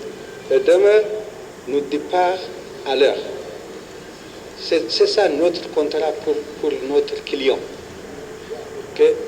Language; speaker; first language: French; non-native, fluent; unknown